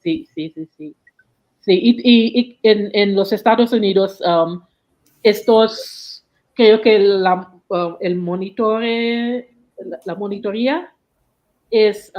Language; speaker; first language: Spanish; non-native, learner; English